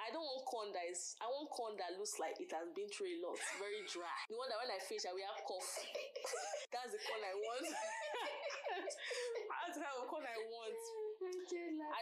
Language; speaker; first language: English; non-native, local second language; Igbo